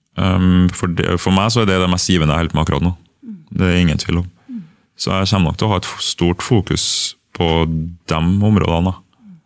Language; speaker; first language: Norwegian; early bilingual, other home language; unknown